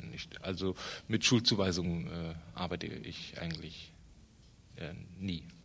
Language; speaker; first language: German; native; German